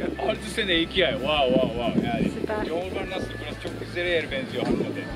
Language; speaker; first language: Turkish; non-native, fluent; Japanese